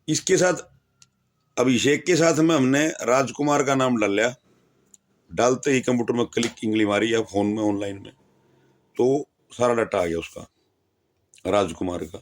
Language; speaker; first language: Hindi; native; Hindi